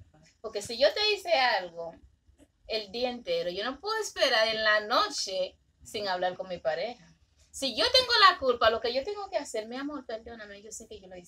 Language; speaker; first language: Spanish; early bilingual, other home language; Haitian Creole